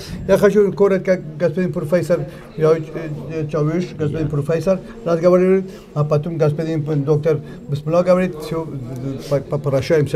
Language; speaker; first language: Russian; non-native, learner; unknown